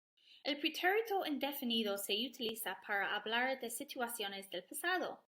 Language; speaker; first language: Spanish; non-native, learner; English